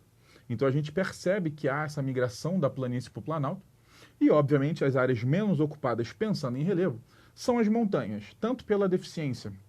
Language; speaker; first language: Portuguese; native; Portuguese